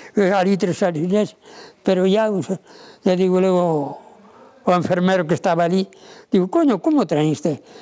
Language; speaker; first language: Spanish; non-native, local second language; Galician